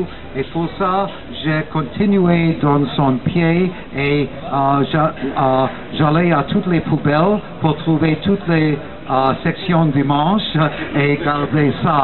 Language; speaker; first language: French; non-native, learner; English